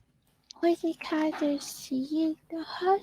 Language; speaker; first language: English; non-native, learner; Chinese